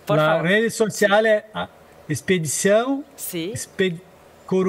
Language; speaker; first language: Spanish; non-native, learner; Portuguese